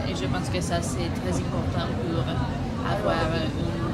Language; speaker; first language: French; non-native, fluent; Italian